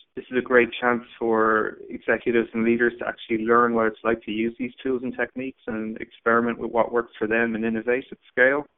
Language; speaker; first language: English; native; English